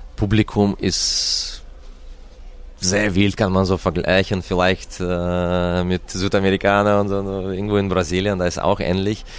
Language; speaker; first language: German; non-native, fluent; Russian